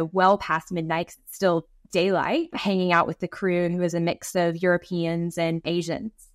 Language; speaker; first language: English; native; English